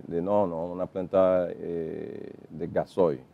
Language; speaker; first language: Spanish; non-native, fluent; Haitian Creole